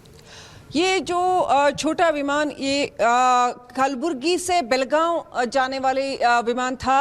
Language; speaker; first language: Hindi; non-native, local second language; Kannada